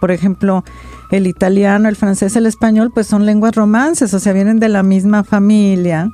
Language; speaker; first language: Spanish; native; Spanish